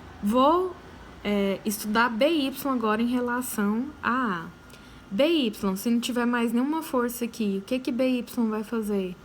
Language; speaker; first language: Portuguese; native; Portuguese